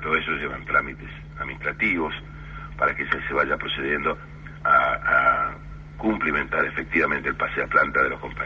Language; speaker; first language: Spanish; native; Spanish